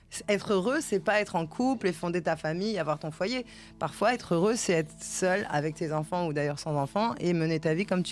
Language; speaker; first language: French; native; French